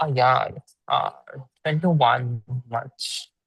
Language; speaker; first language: English; non-native, learner; Chinese